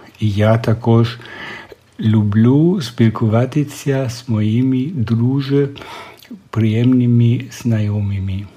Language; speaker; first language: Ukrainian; non-native, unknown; German